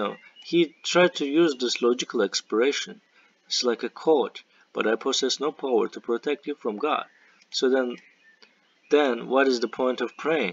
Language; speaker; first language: English; non-native, fluent; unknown